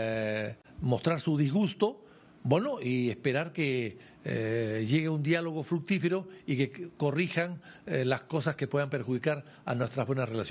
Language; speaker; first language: Spanish; native; Spanish